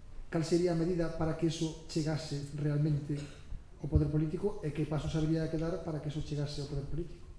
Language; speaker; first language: Galician; native; Galician